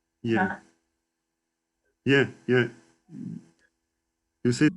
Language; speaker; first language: English; non-native, learner; Turkish